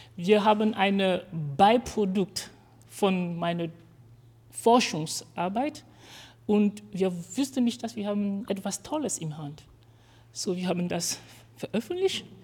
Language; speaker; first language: German; non-native, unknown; French